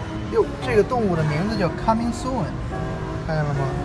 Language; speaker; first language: Chinese; native; Chinese